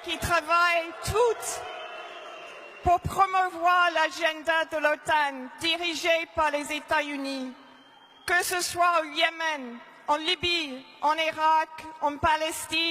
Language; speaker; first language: French; non-native, fluent; English